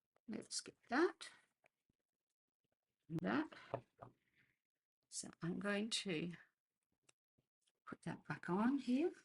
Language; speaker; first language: English; native; English